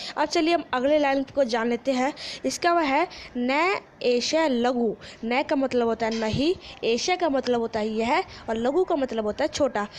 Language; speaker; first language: Hindi; native; Hindi